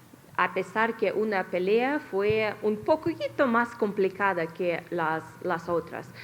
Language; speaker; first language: Spanish; non-native, fluent; Russian